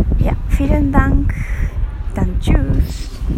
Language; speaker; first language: German; non-native, learner; Japanese